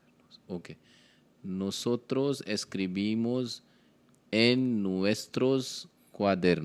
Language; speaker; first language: Spanish; non-native, learner; Hindi